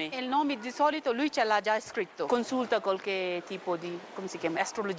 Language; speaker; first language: Italian; non-native, fluent; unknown